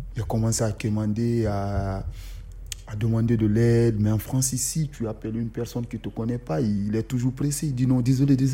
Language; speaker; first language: French; non-native, local second language; Susu